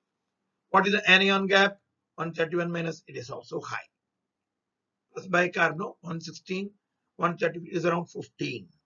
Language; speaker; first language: English; non-native, local second language; Tamil